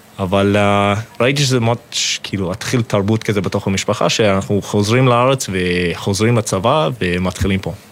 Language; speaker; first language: Hebrew; non-native, fluent; English